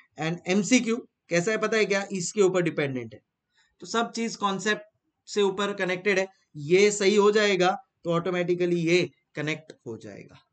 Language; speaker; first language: Hindi; native; Hindi